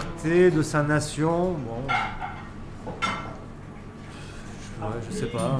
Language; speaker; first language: French; early bilingual, other home language; Persian